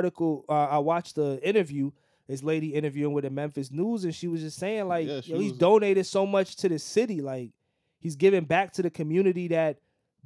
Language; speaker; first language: English; native; English